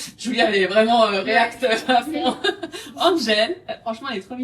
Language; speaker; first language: French; native; French